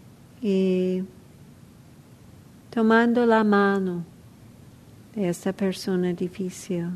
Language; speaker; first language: Spanish; non-native, fluent; English